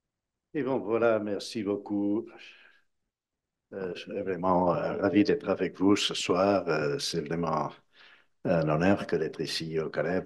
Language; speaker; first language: French; non-native, fluent; Spanish